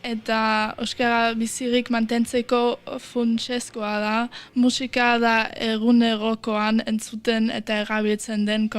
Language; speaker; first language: Basque; early bilingual, heritage; Basque